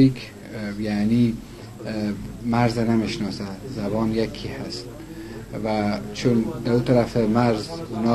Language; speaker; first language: Persian; non-native, local second language; Uzbek